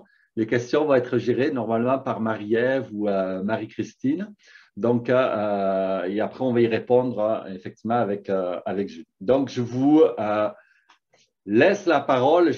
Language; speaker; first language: French; native; French